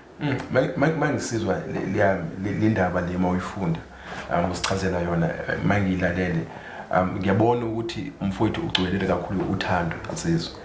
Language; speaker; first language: Zulu; non-native, local second language; Xhosa